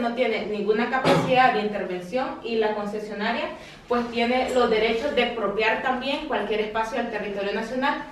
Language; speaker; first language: Spanish; native; Spanish